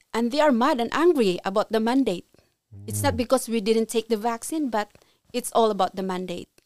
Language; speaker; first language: English; non-native, local second language; Cebuano